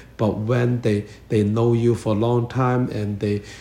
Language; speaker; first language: English; non-native, learner; Chinese